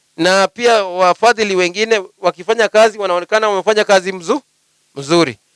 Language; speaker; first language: Swahili; non-native, local second language; Luyia